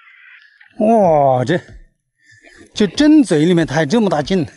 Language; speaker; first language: Chinese; native; Chinese